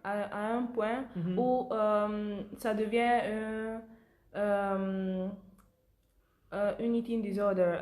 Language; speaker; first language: French; non-native, learner; Italian